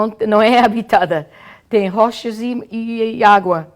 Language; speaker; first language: Portuguese; non-native, local second language; Kabuverdianu